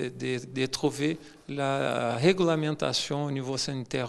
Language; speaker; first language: French; non-native, fluent; Portuguese